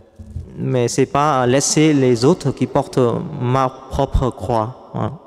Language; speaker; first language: French; non-native, fluent; Vietnamese